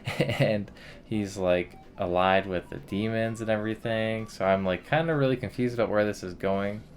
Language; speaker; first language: English; native; English